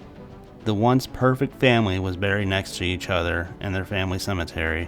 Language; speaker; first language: English; native; English